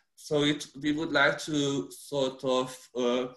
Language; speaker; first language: English; early bilingual, other home language; Hungarian